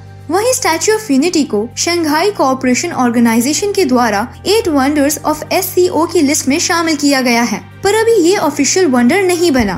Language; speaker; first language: Hindi; native; Hindi